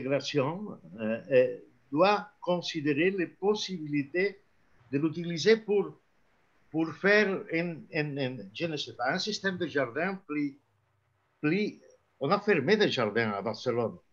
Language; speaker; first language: French; non-native, fluent; Spanish